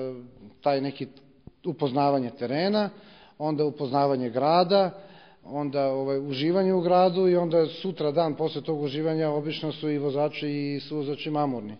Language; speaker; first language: Bosnian; native; Bosnian